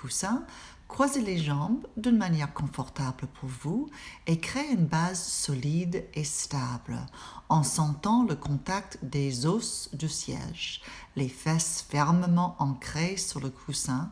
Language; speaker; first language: French; non-native, fluent; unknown